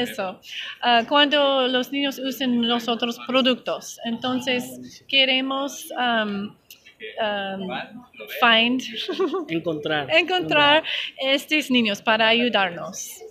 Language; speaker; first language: Spanish; non-native, learner; English